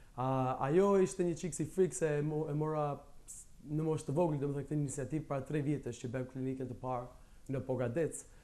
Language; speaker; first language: Albanian; early bilingual, heritage; Albanian